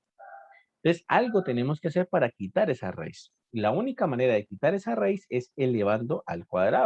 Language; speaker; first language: Spanish; native; Spanish